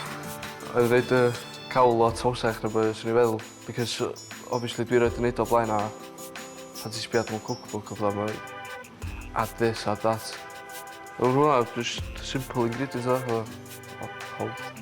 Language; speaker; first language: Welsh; native; Welsh